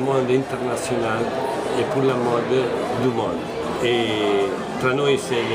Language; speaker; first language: French; non-native, fluent; Italian